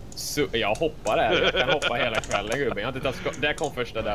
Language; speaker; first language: Swedish; native; Swedish